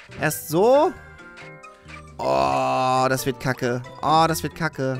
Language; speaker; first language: German; native; German